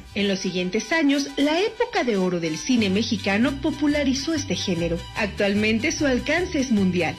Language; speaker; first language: Spanish; native; Spanish